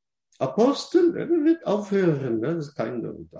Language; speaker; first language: German; non-native, fluent; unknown